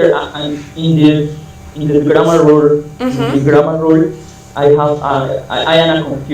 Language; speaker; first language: English; non-native, learner; Spanish